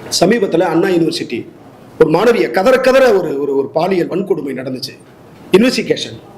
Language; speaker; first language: Tamil; native; Tamil